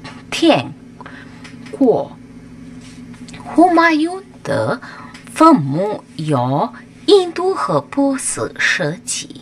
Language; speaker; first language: Chinese; non-native, fluent; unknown